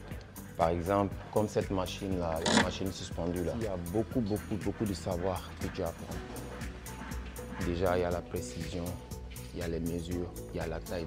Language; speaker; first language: French; non-native, fluent; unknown